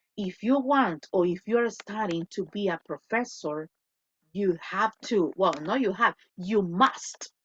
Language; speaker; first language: English; non-native, fluent; Spanish